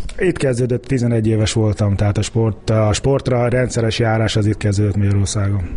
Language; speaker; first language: Hungarian; early bilingual, heritage; Hungarian